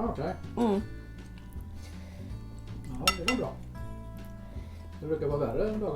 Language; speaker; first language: Swedish; native; Swedish